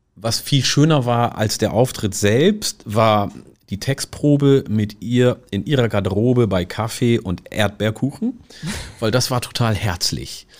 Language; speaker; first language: German; early bilingual, other home language; Oromo